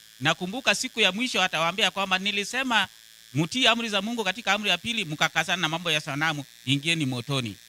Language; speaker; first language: Swahili; non-native, local second language; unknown